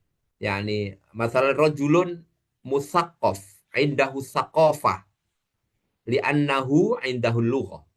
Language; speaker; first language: Arabic; non-native, fluent; Indonesian